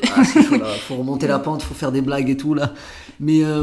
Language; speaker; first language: French; early bilingual, other home language; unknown